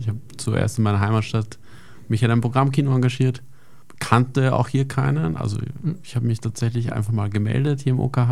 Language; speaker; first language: German; native; German